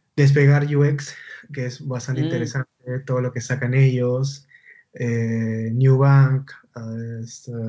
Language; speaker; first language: Spanish; native; Spanish